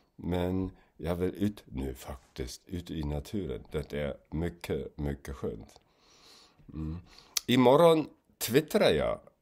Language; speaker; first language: Swedish; non-native, fluent; German